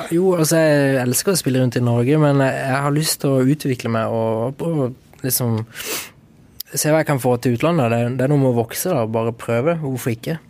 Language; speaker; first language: Norwegian; early bilingual, other home language; Spanish